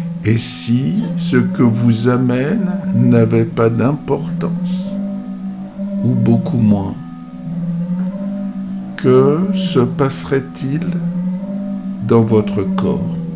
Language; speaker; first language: French; native; French